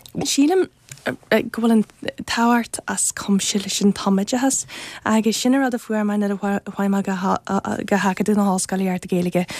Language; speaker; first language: Irish; non-native, fluent; English